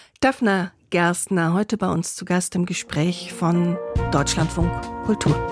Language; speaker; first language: German; native; German